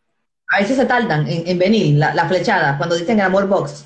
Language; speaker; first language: Spanish; native; Spanish